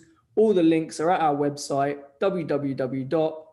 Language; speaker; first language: English; native; English